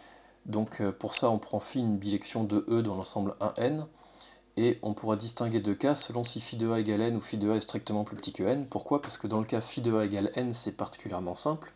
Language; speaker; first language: French; native; French